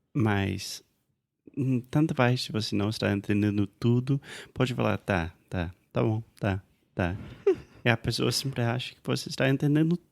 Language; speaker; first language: Portuguese; non-native, fluent; English